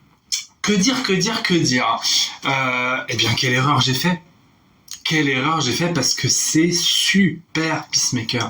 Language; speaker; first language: French; native; French